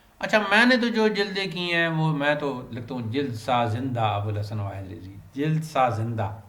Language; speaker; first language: Urdu; non-native, local second language; Punjabi